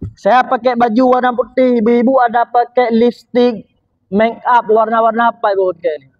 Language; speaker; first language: Malay; non-native, local second language; Achinese